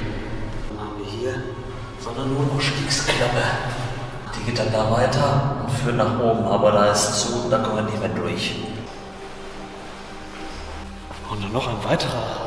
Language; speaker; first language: German; native; German